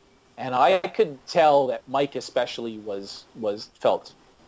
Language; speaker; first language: English; native; English